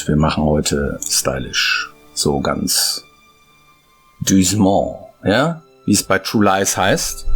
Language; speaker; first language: German; native; German